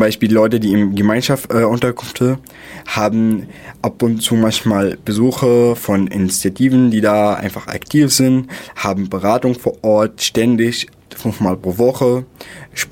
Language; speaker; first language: German; non-native, fluent; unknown